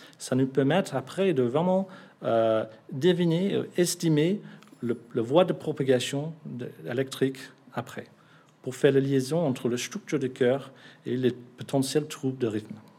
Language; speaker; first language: French; non-native, fluent; English